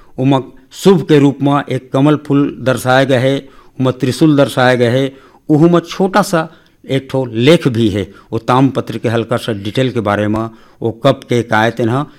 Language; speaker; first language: Hindi; non-native, local second language; Chhattisgarhi